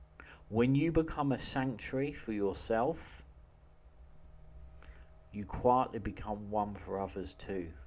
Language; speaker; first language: English; native; English